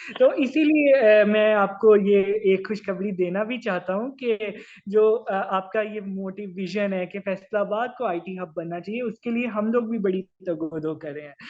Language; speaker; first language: Urdu; non-native, local second language; Punjabi